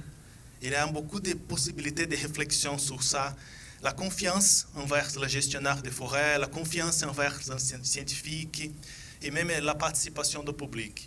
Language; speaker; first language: French; non-native, fluent; Portuguese